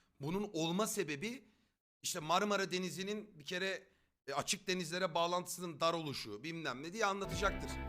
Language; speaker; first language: Turkish; native; Turkish